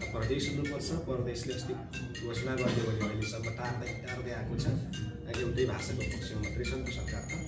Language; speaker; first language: Nepali; non-native, local second language; Limburgish